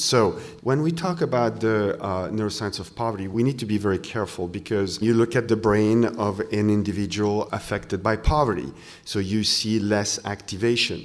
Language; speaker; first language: English; non-native, fluent; French